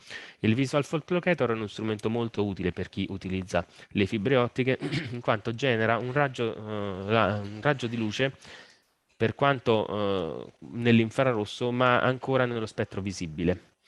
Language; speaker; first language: Italian; native; Italian